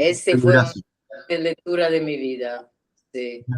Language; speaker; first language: Spanish; non-native, learner; Italian